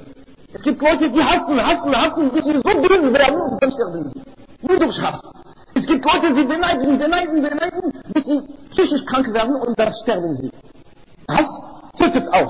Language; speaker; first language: German; non-native, fluent; Arabic